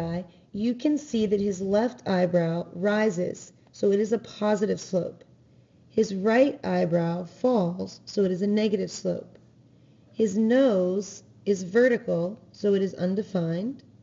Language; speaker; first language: English; native; English